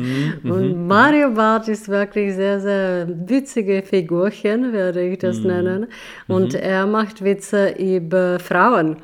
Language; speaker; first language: German; non-native, fluent; Czech